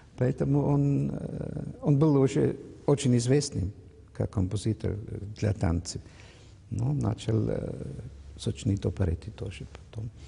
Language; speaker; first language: Russian; non-native, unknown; German